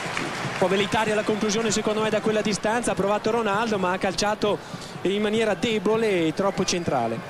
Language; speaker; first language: Italian; native; Italian